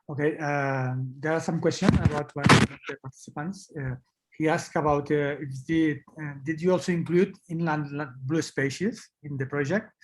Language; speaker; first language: English; non-native, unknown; Catalan